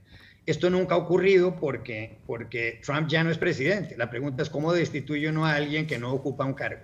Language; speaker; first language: Spanish; native; Spanish